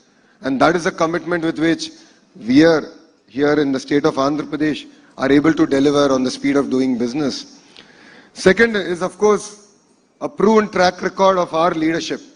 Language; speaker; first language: English; non-native, local second language; Telugu